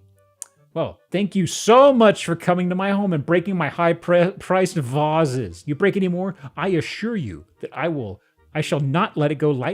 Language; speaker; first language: English; native; English